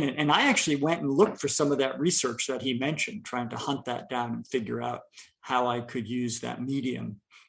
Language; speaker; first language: English; native; English